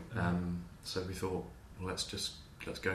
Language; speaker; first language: English; native; English